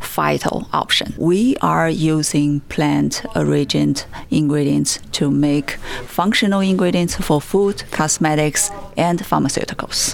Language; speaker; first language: English; non-native, fluent; Chinese